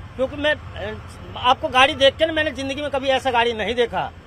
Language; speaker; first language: Hindi; native; Hindi